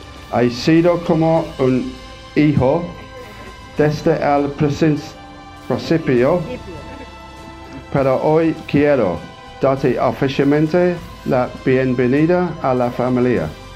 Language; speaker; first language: Spanish; non-native, learner; English